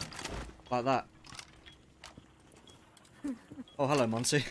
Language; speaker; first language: English; native; English